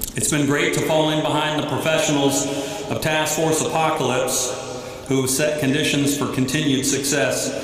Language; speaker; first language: English; native; English